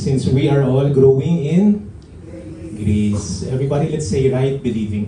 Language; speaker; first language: English; non-native, local second language; Filipino